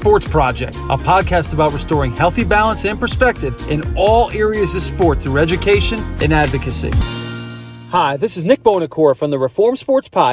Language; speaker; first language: English; native; English